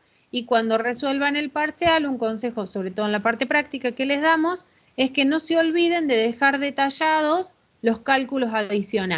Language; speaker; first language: Spanish; native; Spanish